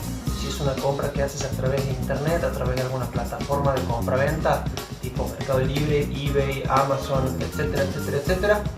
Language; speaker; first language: Spanish; native; Spanish